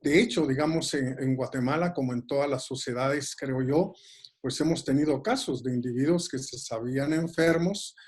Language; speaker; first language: Spanish; native; Spanish